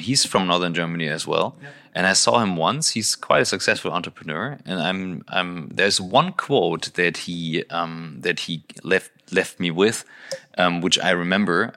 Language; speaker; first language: English; non-native, fluent; German